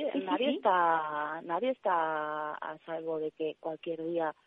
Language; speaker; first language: Spanish; native; Spanish